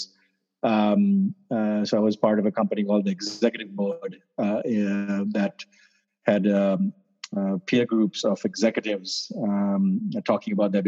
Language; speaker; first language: English; non-native, local second language; Sinhala